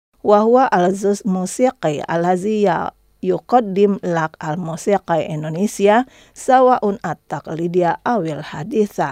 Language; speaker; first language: Arabic; non-native, fluent; Indonesian